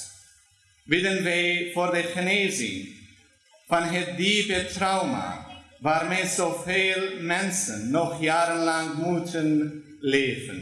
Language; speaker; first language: Dutch; non-native, fluent; Turoyo